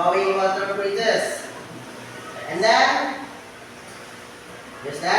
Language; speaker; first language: English; non-native, learner; Indonesian